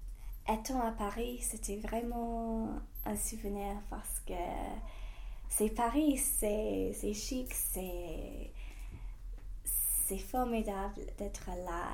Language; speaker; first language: French; non-native, fluent; English